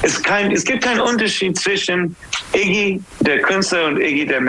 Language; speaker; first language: German; non-native, learner; English